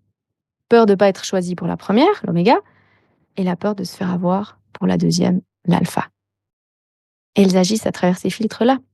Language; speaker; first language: French; native; French